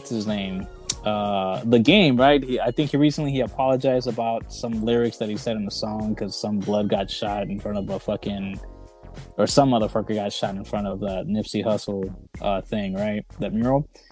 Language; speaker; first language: English; early bilingual, other home language; Spanish